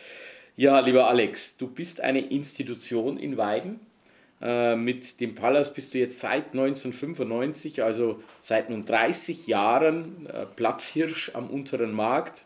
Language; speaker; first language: German; native; German